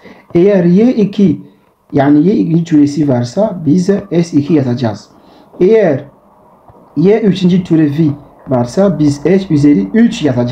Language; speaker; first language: Turkish; non-native, learner; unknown